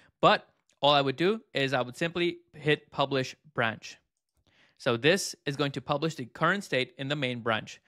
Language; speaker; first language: English; native; English